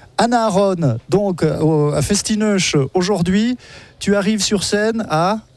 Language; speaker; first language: French; native; French